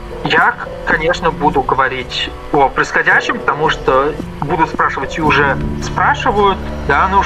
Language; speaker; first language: Russian; native; Russian